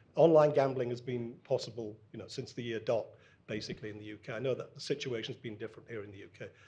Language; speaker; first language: English; native; English